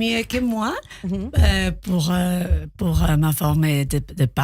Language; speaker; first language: French; non-native, learner; Spanish